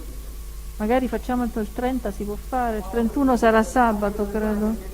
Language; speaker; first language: Italian; native; Italian